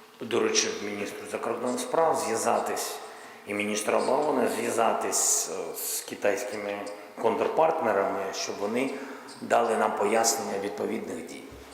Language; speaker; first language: Ukrainian; non-native, local second language; Russian